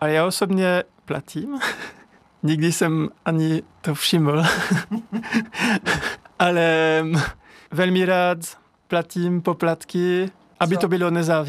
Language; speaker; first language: Czech; non-native, learner; French